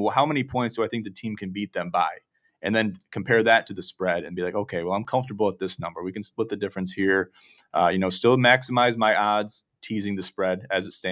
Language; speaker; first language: English; native; English